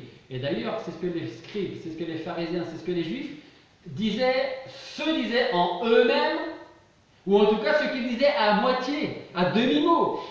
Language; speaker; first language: French; native; French